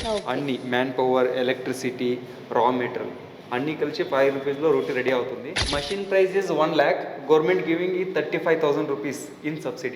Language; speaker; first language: Telugu; non-native, local second language; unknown